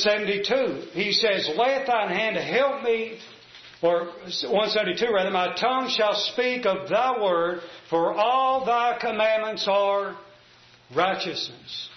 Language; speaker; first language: English; native; English